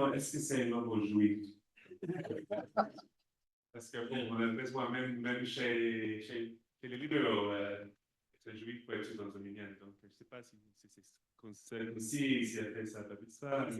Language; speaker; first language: French; non-native, fluent; English